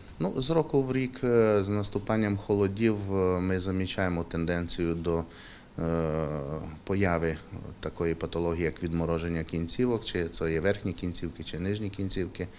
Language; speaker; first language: Ukrainian; native; Ukrainian